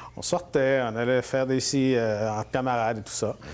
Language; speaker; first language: French; native; French